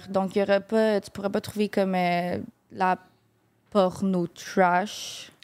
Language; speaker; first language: French; native; French